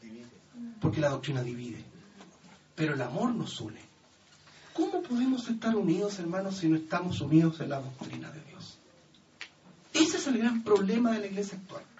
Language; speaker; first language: Spanish; native; Spanish